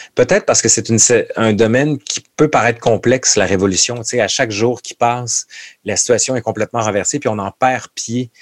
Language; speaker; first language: French; native; French